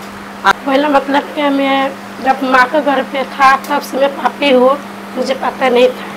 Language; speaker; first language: Hindi; non-native, local second language; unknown